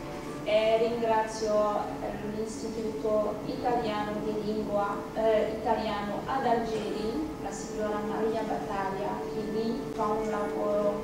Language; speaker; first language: Italian; non-native, fluent; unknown